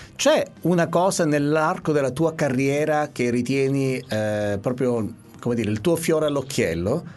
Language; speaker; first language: Italian; native; Italian